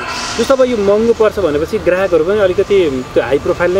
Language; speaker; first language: Nepali; native; Nepali